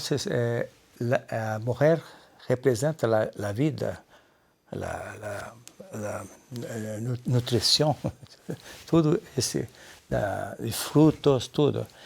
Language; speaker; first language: Spanish; non-native, learner; Portuguese